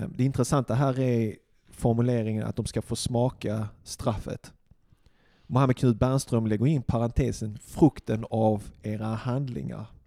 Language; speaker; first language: Swedish; early bilingual, other home language; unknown